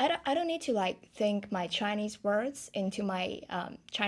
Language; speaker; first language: English; non-native, fluent; Chinese